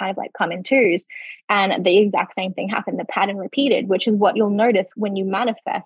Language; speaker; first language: English; native; English